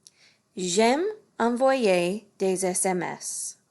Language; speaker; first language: French; non-native, fluent; English